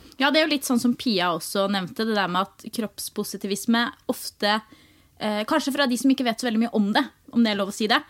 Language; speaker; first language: Norwegian; native; Norwegian